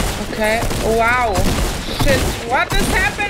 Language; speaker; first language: English; non-native, learner; German